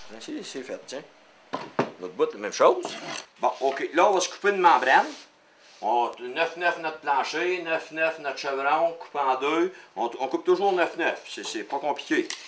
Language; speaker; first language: French; native; French